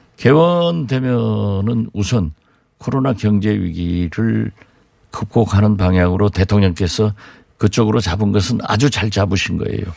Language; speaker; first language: Korean; native; Korean